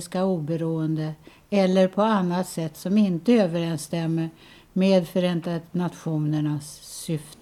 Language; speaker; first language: Swedish; native; Swedish